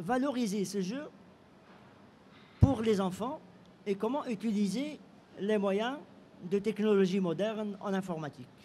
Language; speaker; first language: French; non-native, local second language; Arabic